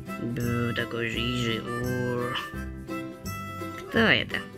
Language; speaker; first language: Russian; native; Russian